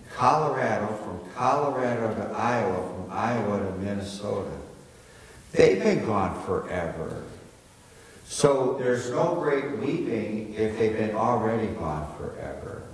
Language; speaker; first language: English; native; English